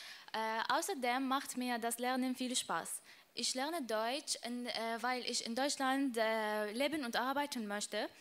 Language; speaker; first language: German; non-native, learner; Arabic